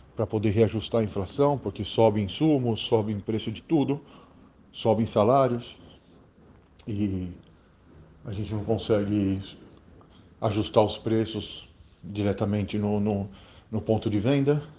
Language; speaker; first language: Portuguese; native; Portuguese